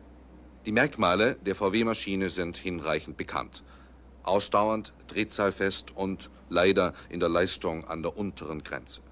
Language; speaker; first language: German; native; German